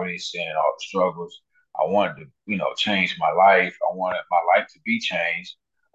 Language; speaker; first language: English; native; English